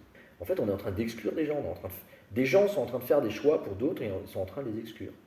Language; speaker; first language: French; native; French